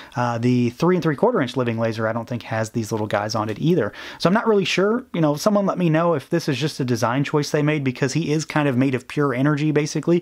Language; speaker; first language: English; native; English